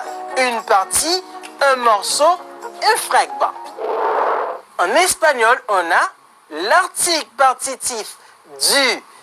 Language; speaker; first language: French; non-native, fluent; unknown